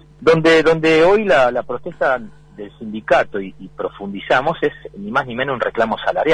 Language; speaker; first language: Spanish; native; Spanish